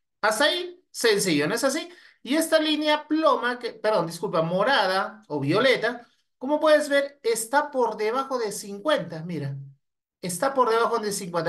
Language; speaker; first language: Spanish; native; Spanish